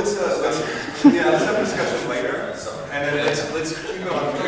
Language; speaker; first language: English; native; English